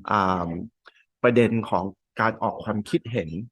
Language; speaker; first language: Thai; early bilingual, heritage; Thai